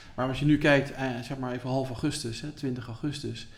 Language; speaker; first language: Dutch; native; Dutch